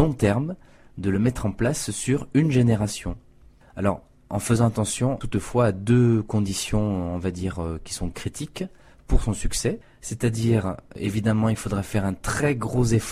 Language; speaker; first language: French; native; French